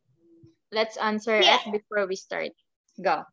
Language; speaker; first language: English; non-native, fluent; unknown